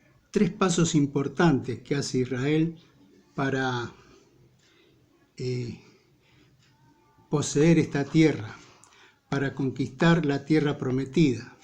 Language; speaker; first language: Spanish; native; Spanish